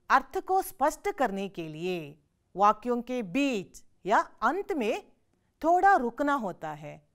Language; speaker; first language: Hindi; non-native, local second language; Kannada